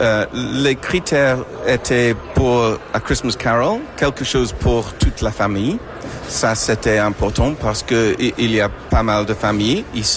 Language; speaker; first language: French; non-native, fluent; English